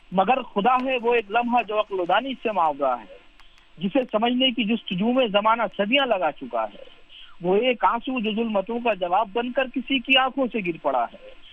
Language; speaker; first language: Urdu; native; Urdu